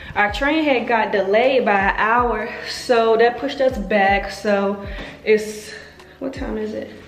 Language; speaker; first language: English; native; English